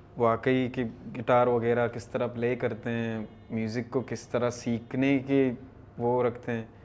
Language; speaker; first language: Urdu; non-native, local second language; Baluchi